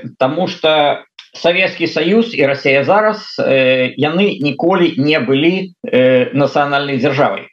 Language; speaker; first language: Belarusian; non-native, local second language; Russian